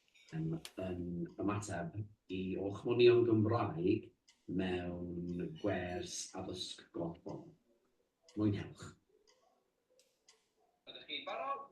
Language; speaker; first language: Welsh; non-native, learner; English